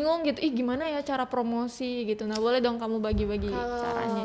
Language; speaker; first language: Indonesian; native; Indonesian